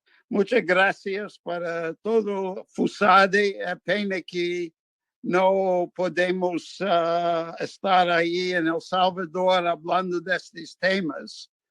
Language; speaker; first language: Spanish; non-native, fluent; English